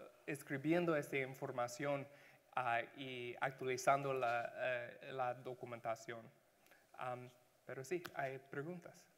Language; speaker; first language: Spanish; non-native, learner; English